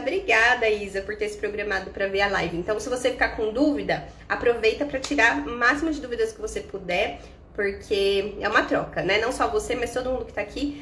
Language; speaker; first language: Portuguese; native; Portuguese